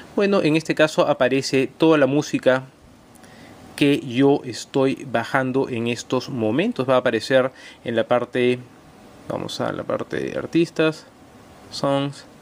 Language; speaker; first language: Spanish; native; Spanish